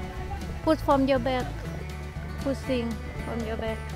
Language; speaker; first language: English; non-native, learner; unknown